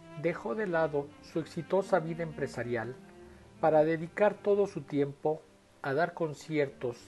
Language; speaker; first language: Spanish; native; Spanish